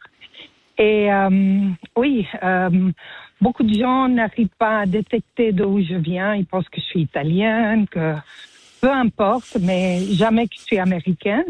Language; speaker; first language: French; non-native, fluent; Spanish